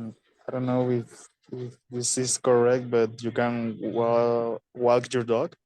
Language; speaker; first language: English; non-native, learner; Spanish